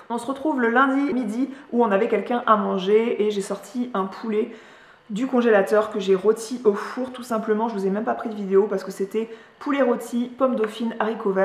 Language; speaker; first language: French; native; French